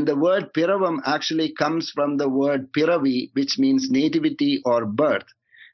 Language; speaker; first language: English; non-native, local second language; Malayalam